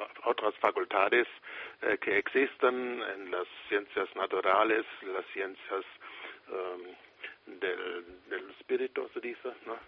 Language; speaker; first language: Spanish; non-native, fluent; German